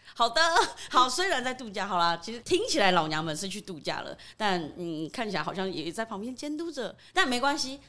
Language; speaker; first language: Chinese; early bilingual, other home language; Burmese